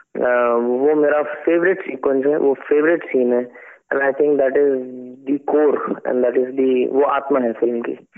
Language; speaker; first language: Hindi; native; Hindi